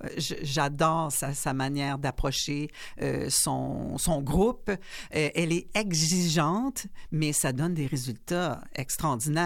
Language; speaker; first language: French; native; French